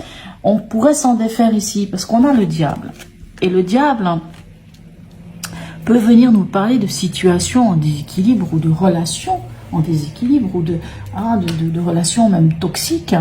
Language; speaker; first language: French; native; French